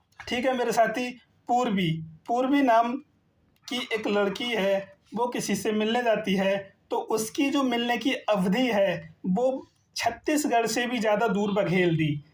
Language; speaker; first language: Hindi; native; Hindi